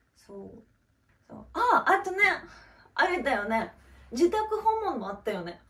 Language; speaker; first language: Japanese; non-native, fluent; Russian